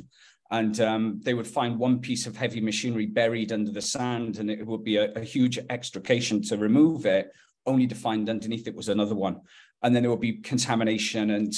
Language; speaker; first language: English; native; English